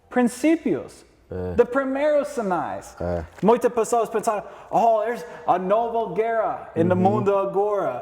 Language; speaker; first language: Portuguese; non-native, learner; English